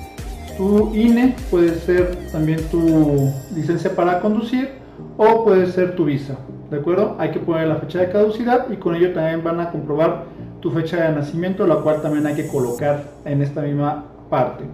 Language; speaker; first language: Spanish; native; Spanish